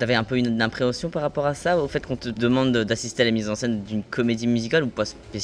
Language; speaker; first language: French; native; French